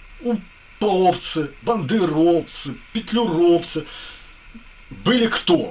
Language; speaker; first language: Polish; non-native, learner; Ukrainian